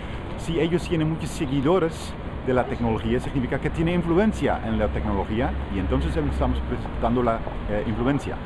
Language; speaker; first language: Spanish; non-native, fluent; Dutch